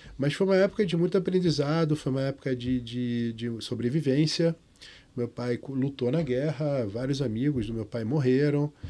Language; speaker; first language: Portuguese; non-native, fluent; Arabic